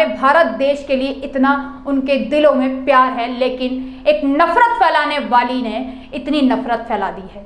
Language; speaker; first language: Hindi; native; Hindi